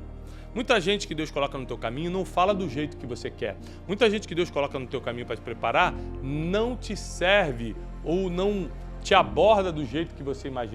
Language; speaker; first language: Portuguese; native; Portuguese